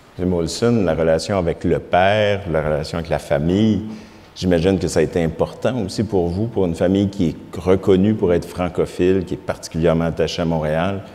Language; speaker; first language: French; native; French